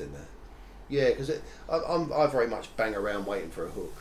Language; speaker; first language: English; native; English